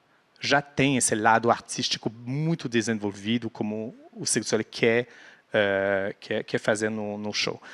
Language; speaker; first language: Portuguese; non-native, fluent; French